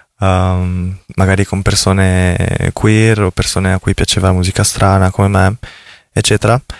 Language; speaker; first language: Italian; native; Italian